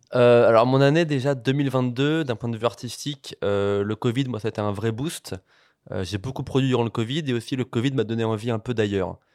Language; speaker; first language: French; native; French